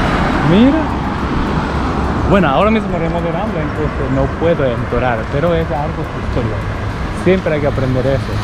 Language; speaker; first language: Spanish; non-native, learner; Japanese